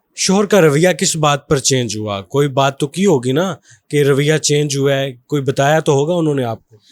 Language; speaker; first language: Urdu; native; Urdu